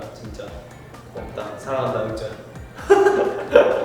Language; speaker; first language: Korean; native; Korean